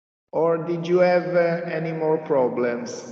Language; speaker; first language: English; non-native, fluent; Italian